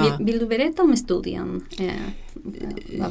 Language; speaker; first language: Swedish; non-native, fluent; Spanish